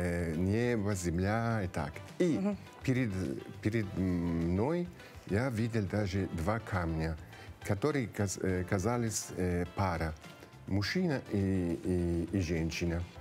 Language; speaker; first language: Russian; non-native, fluent; Italian